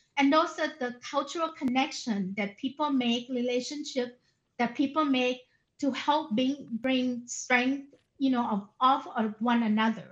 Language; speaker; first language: English; non-native, fluent; Thai